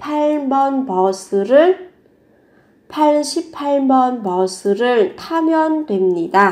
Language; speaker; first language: Korean; non-native, fluent; Vietnamese